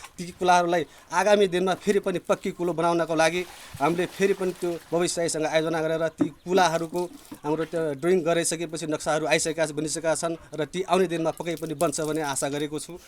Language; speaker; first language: Nepali; non-native, local second language; Dangaura Tharu